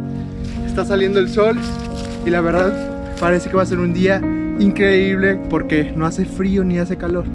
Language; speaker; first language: Spanish; native; Spanish